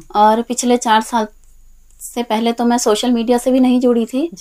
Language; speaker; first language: Hindi; native; Hindi